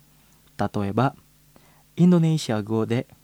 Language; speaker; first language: Japanese; non-native, fluent; Indonesian